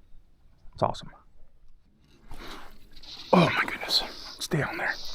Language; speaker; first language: English; native; English